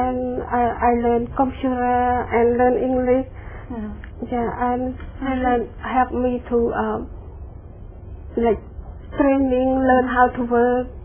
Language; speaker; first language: English; non-native, learner; Khmer